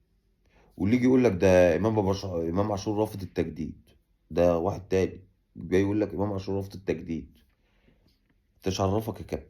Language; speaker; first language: Arabic; native; Arabic